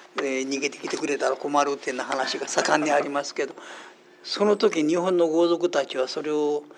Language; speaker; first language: Japanese; native; Japanese